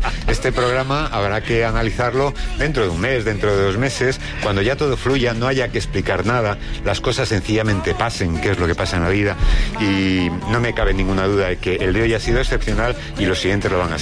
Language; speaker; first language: Spanish; native; Spanish